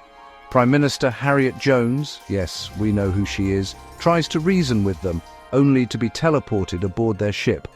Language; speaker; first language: English; native; English